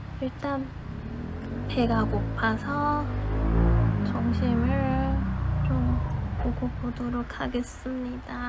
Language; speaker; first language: Korean; non-native, fluent; Chinese